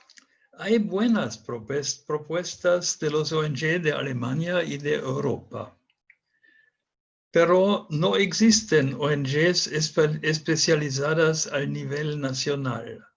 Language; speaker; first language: Spanish; non-native, fluent; German